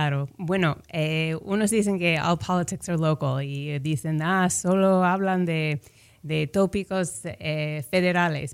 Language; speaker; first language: Spanish; non-native, fluent; English